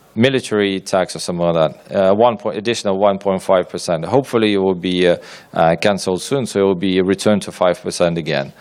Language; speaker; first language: English; non-native, fluent; Ukrainian